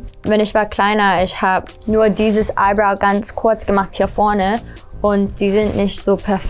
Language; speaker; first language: German; early bilingual, heritage; English